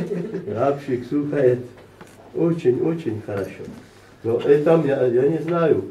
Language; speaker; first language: Russian; non-native, learner; Czech